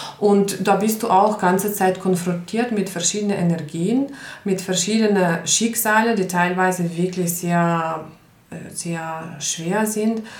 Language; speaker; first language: German; non-native, fluent; Ukrainian